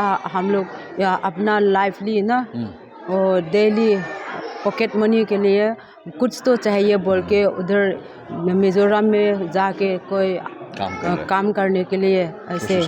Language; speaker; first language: Hindi; non-native, local second language; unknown